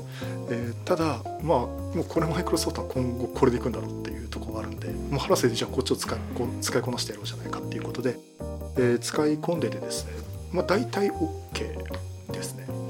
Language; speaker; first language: Japanese; native; Japanese